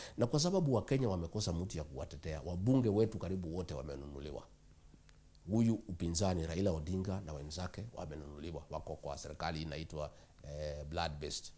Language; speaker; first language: Swahili; non-native, local second language; Kikuyu